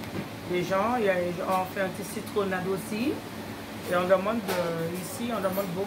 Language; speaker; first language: French; non-native, local second language; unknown